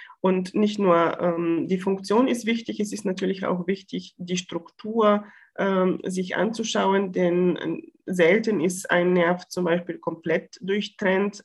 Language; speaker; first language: German; non-native, fluent; Bulgarian